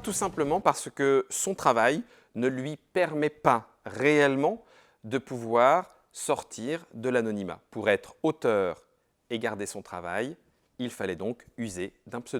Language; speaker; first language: French; native; French